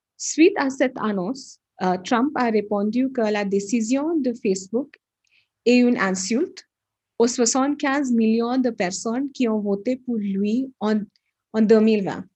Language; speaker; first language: French; non-native, learner; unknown